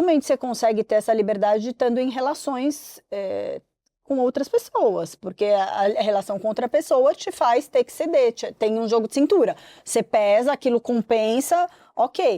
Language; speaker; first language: Portuguese; native; Portuguese